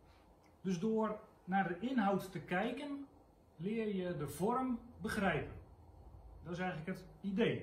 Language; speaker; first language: Dutch; native; Dutch